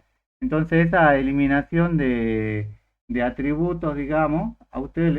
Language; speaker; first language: Spanish; native; Spanish